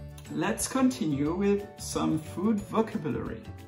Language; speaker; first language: English; non-native, fluent; French